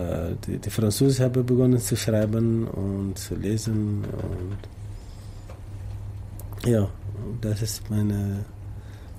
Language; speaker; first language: German; non-native, learner; Tamasheq